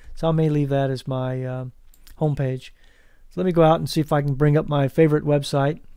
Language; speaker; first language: English; native; English